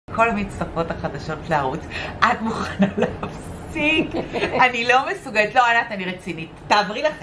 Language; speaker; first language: Hebrew; native; Hebrew